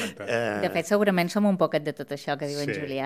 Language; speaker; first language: Catalan; native; Catalan